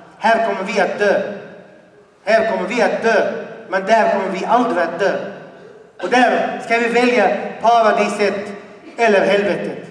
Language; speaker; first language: Swedish; non-native, fluent; Arabic